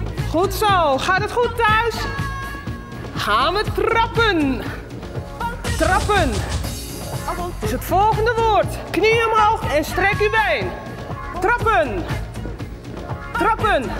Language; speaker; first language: Dutch; native; Dutch